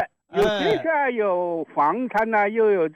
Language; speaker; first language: Chinese; native; Chinese